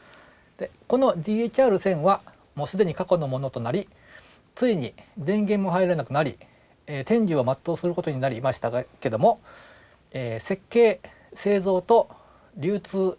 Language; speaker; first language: Japanese; native; Japanese